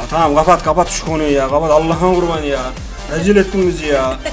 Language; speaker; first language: Turkish; native; Turkish